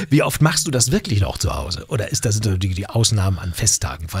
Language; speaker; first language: German; native; German